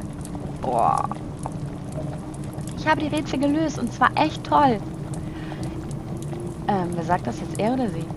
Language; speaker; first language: German; native; German